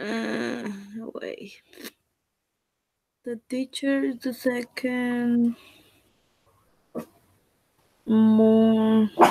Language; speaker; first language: English; non-native, learner; Spanish